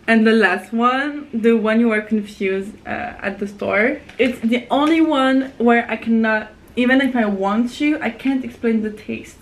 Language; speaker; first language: English; non-native, fluent; French